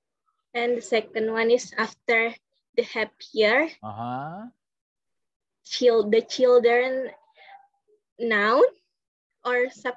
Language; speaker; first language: English; non-native, learner; Indonesian